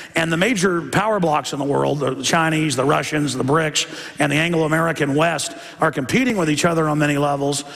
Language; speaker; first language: English; native; English